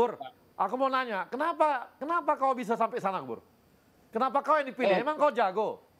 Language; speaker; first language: Indonesian; native; Indonesian